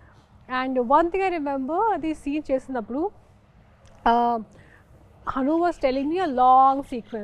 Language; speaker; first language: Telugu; non-native, fluent; Hindi